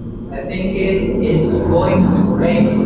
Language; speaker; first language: English; non-native, learner; Indonesian